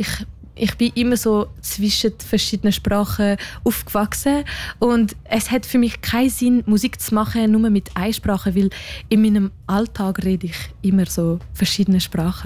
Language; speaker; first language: German; non-native, local second language; French